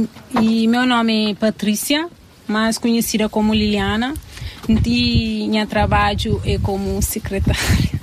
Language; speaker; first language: Portuguese; non-native, local second language; Kabuverdianu